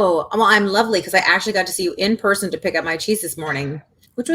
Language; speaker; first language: English; native; English